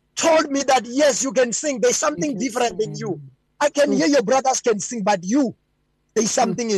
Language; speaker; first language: English; non-native, local second language; Venda